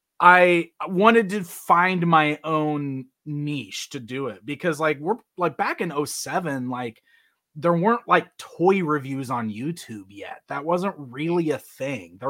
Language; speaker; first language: English; native; English